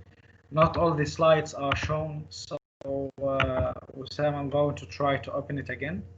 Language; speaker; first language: English; non-native, fluent; Arabic